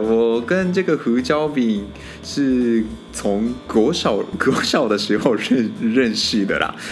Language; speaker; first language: Chinese; non-native, fluent; Japanese